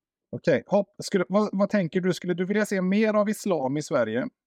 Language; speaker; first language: Swedish; native; Swedish